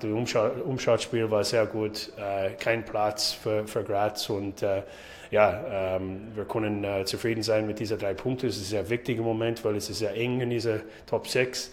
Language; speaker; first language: German; non-native, learner; English